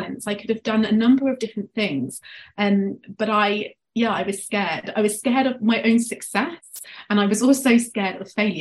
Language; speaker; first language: English; native; English